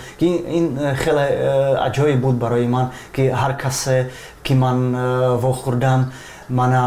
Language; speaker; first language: Persian; non-native, fluent; Czech